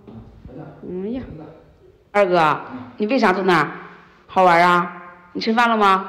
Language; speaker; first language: Chinese; native; Chinese